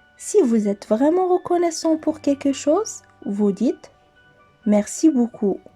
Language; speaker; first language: French; non-native, local second language; Arabic